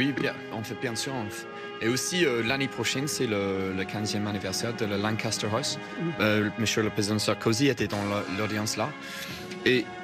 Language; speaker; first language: French; non-native, fluent; English